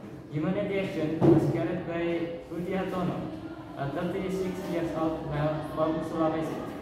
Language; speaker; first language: English; non-native, learner; Indonesian